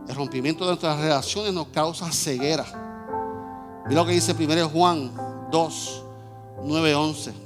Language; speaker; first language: Spanish; native; Spanish